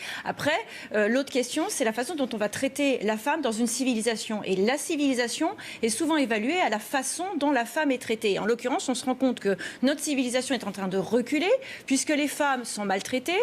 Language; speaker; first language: French; native; French